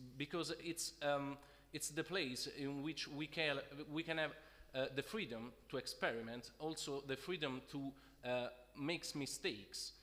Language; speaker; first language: English; non-native, fluent; Italian